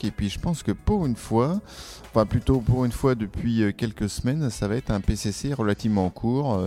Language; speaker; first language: French; native; French